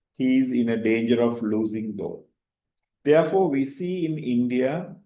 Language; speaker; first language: English; non-native, local second language; Tamil